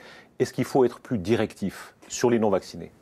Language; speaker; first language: French; native; French